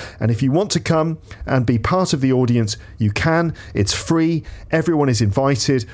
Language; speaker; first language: English; native; English